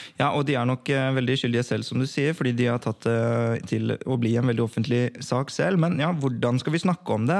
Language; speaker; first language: Norwegian; early bilingual, other home language; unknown